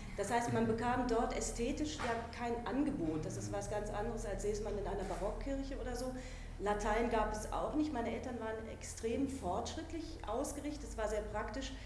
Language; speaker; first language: German; native; German